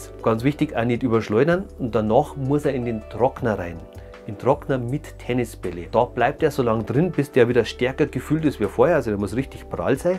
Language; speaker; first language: German; native; German